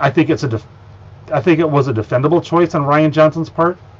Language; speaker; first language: English; native; English